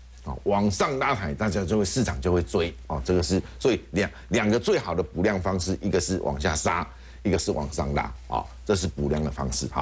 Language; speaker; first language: Chinese; native; Chinese